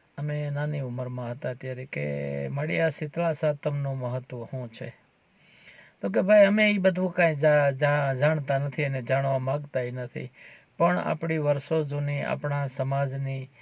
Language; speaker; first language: Gujarati; native; Gujarati